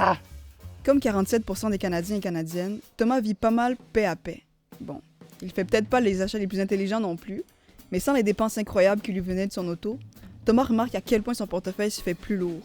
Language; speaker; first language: French; native; French